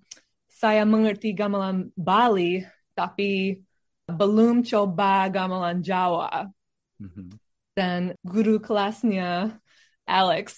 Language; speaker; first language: Indonesian; non-native, learner; English